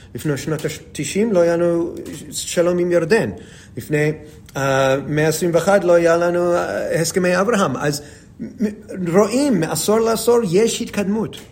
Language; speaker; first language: Hebrew; non-native, fluent; English